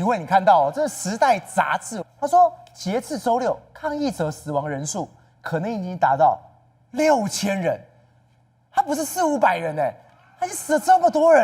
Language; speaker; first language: Chinese; native; Chinese